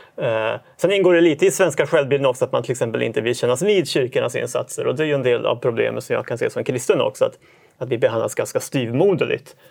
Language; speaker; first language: Swedish; native; Swedish